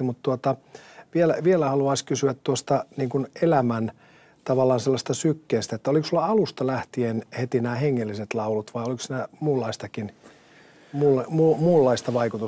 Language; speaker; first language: Finnish; native; Finnish